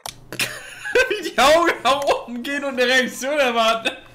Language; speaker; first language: German; native; German